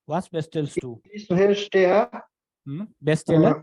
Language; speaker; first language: German; non-native, fluent; Hindi